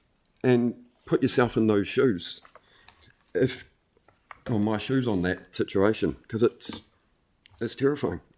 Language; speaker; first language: English; native; English